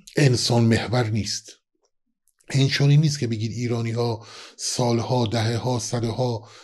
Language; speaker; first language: Persian; non-native, local second language; Kurdish